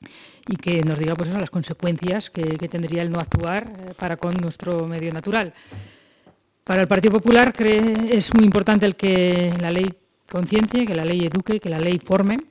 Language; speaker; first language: Spanish; native; Spanish